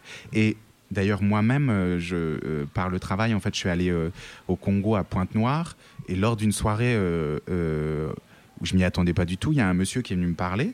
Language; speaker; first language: French; native; French